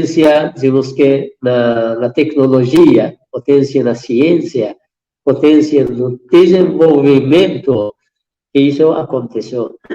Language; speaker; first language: Portuguese; non-native, fluent; Persian